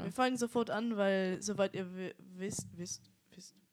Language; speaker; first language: German; native; German